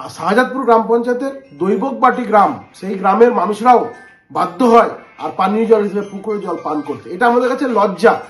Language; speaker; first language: Bangla; native; Bangla